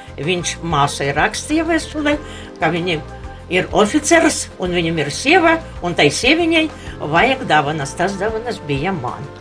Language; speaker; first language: Latvian; non-native, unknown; Ukrainian